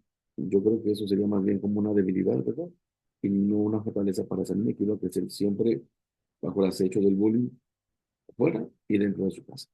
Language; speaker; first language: Spanish; native; Spanish